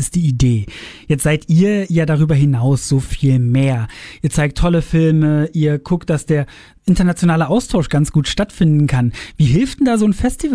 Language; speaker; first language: German; native; German